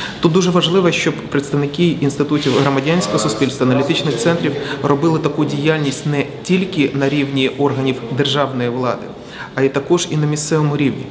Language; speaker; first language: Ukrainian; native; Ukrainian